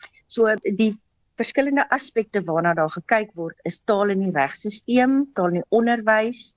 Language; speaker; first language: Afrikaans; native; Afrikaans